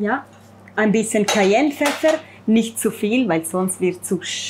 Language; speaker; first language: German; non-native, fluent; Italian